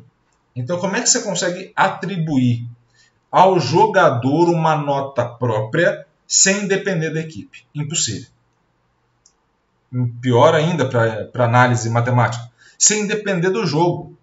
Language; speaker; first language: Portuguese; native; Portuguese